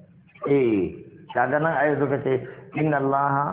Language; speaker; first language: Arabic; non-native, fluent; Hausa